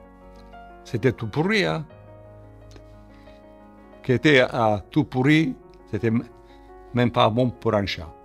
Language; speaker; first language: French; non-native, learner; Portuguese